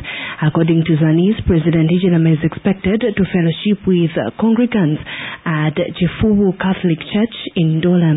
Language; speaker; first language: English; non-native, local second language; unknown